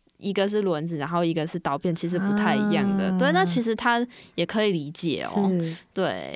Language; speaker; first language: Chinese; native; Chinese